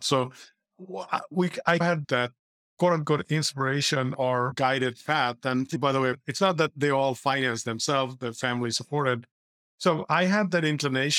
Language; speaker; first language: English; non-native, local second language; Bangla